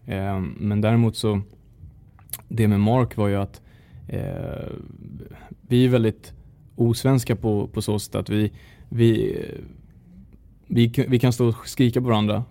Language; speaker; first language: Swedish; native; Swedish